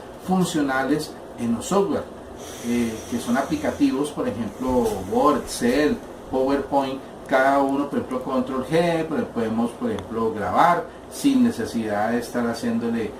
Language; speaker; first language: Spanish; native; Spanish